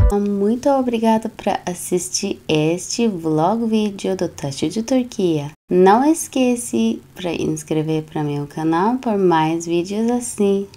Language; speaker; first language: Portuguese; non-native, learner; Turkish